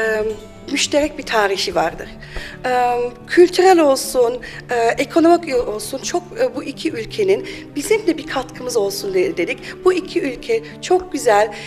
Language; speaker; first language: Turkish; early bilingual, heritage; German